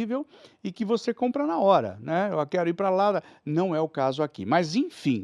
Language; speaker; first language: Portuguese; native; Portuguese